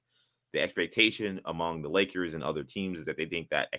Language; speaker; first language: English; native; English